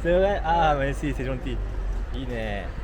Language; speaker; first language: French; non-native, learner; Japanese